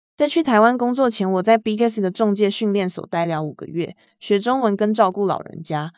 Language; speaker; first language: Chinese; non-native, fluent; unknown